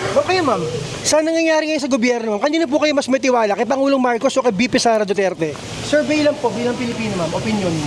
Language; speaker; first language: Filipino; native; Filipino